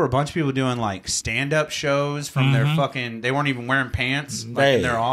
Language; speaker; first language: English; native; English